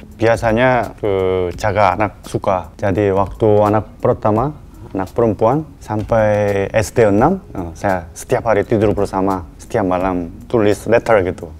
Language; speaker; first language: Indonesian; non-native, learner; Korean